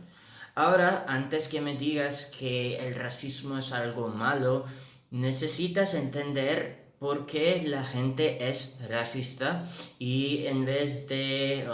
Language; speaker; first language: Spanish; non-native, fluent; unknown